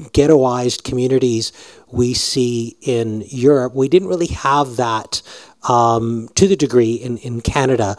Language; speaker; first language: English; native; English